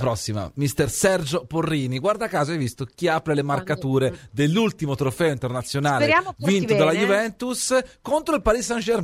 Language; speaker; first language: Italian; native; Italian